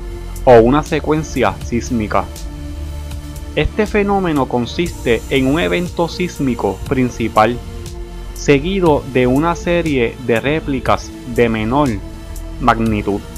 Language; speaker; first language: Spanish; native; Spanish